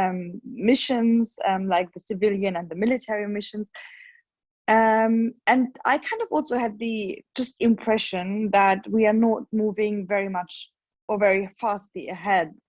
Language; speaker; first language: English; non-native, fluent; German